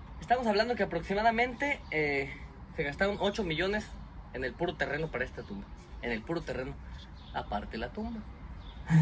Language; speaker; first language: Spanish; native; Spanish